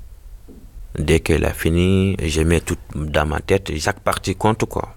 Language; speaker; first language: French; non-native, local second language; Wolof